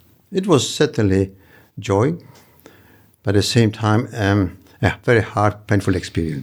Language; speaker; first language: English; non-native, fluent; Polish